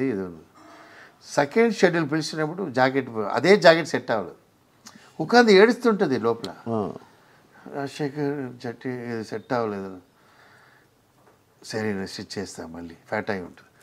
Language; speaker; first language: Telugu; non-native, local second language; Tamil